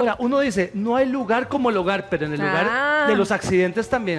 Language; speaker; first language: Spanish; native; Spanish